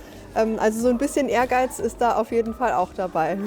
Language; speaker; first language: German; native; German